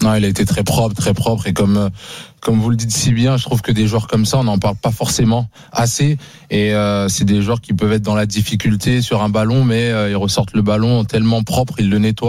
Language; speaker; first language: French; native; French